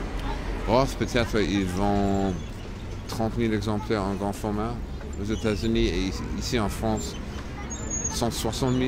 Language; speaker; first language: French; non-native, fluent; English